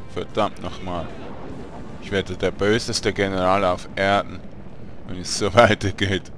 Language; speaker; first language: German; native; German